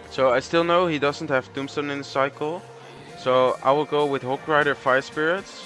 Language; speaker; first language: English; non-native, fluent; Dutch